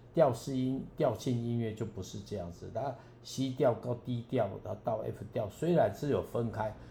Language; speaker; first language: Chinese; non-native, local second language; Min Nan Chinese